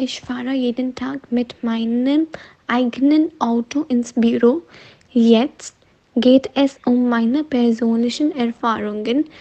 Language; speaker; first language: German; non-native, learner; Hindi